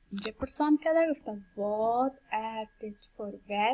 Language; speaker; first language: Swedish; non-native, fluent; Persian